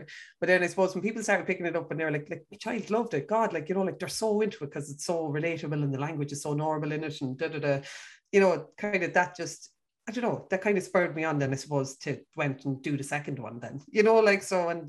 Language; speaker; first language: English; native; English